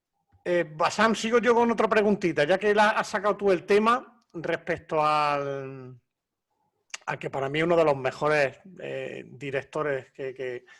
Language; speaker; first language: Spanish; native; Spanish